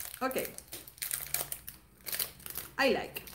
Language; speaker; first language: English; non-native, learner; Spanish